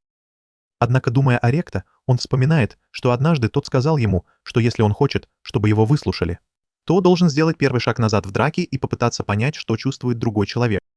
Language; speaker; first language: Russian; native; Russian